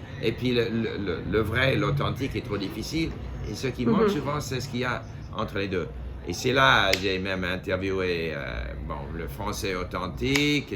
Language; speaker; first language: French; non-native, fluent; English